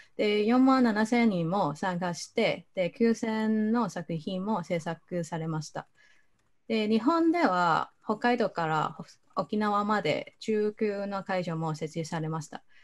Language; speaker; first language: Japanese; non-native, fluent; Cantonese